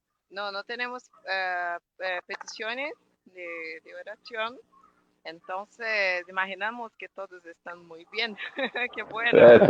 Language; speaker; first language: Spanish; non-native, fluent; Portuguese